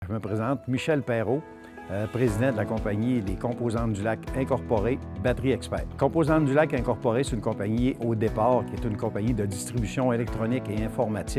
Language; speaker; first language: French; native; French